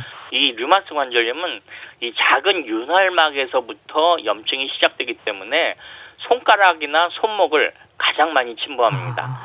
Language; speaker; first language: Korean; native; Korean